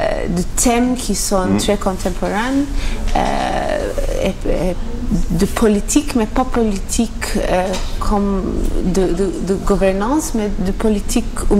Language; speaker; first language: French; non-native, learner; Maltese